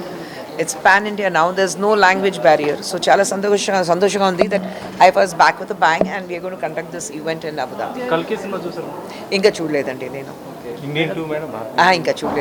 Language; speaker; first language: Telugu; non-native, learner; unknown